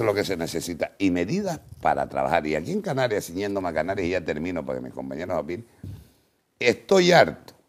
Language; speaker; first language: Spanish; native; Spanish